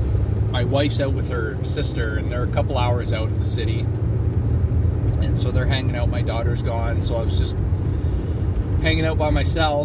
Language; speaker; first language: English; native; English